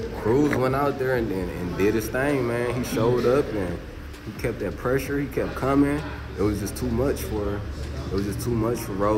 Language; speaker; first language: English; native; English